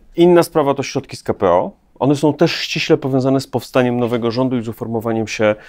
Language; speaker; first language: Polish; native; Polish